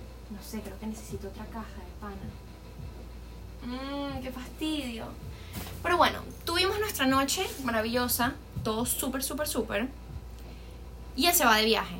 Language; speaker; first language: Spanish; native; Spanish